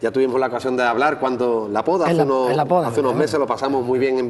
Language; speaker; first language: Spanish; native; Spanish